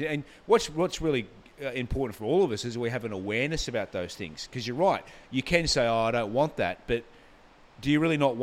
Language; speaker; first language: English; native; English